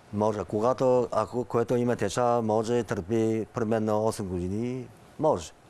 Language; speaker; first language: Bulgarian; non-native, learner; Chinese